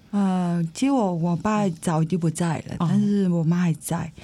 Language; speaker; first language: Chinese; non-native, fluent; Vietnamese